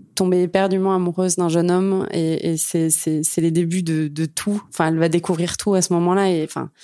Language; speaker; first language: French; native; French